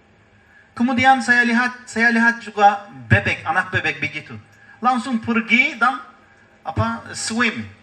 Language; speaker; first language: Indonesian; non-native, learner; Turkish